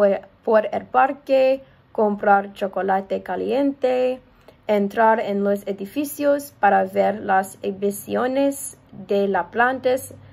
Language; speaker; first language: Spanish; non-native, learner; English